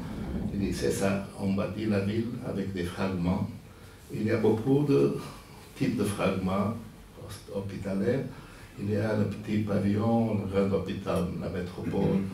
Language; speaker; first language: French; non-native, fluent; Portuguese